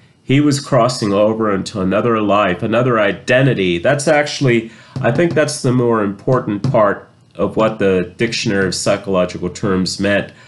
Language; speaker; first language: English; native; English